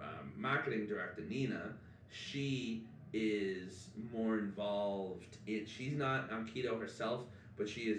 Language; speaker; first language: English; native; English